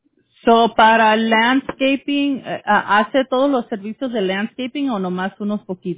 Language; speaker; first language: Spanish; early bilingual, heritage; Spanish